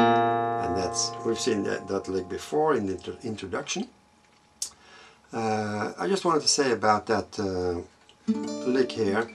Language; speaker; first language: English; non-native, fluent; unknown